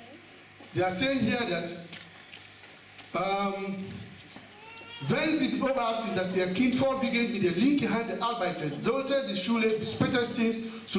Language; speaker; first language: German; non-native, fluent; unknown